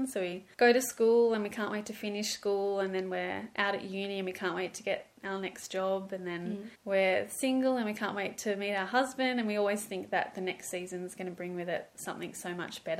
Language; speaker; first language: English; native; English